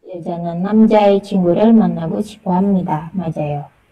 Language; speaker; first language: Korean; non-native, learner; Indonesian